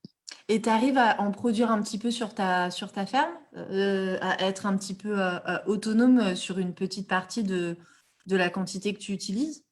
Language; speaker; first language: French; native; French